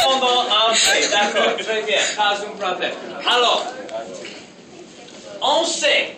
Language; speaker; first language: French; non-native, local second language; English